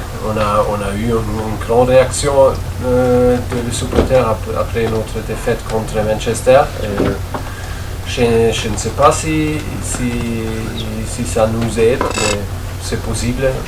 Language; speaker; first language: French; non-native, learner; German